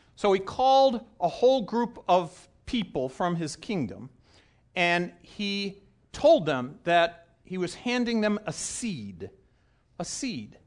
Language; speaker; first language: English; native; English